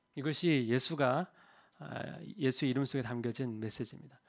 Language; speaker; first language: Korean; native; Korean